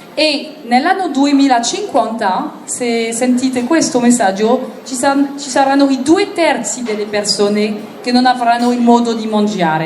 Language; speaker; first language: Italian; non-native, learner; French